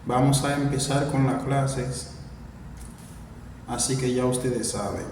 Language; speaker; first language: Spanish; non-native, fluent; Haitian Creole